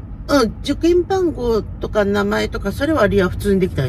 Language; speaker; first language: Japanese; native; Japanese